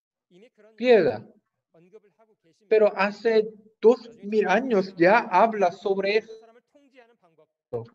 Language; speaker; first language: Spanish; non-native, fluent; Korean